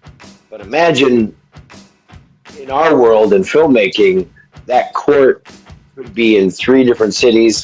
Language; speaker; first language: English; native; English